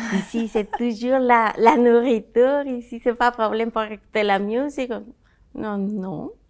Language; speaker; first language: French; non-native, fluent; Spanish